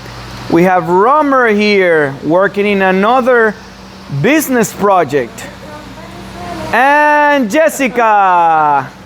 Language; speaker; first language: English; non-native, fluent; Spanish